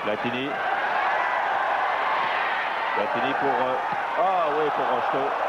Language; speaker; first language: French; native; French